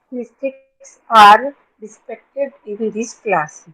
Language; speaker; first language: English; non-native, learner; Hindi